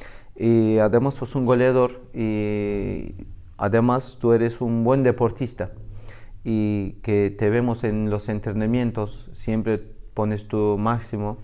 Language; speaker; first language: Spanish; non-native, learner; Turkish